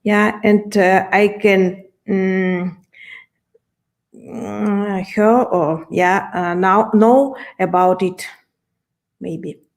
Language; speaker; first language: English; non-native, learner; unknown